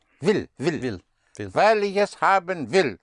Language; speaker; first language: German; non-native, fluent; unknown